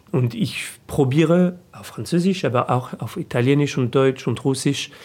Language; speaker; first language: German; non-native, fluent; French